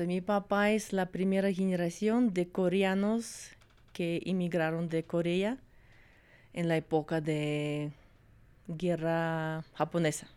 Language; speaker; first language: Spanish; non-native, fluent; Russian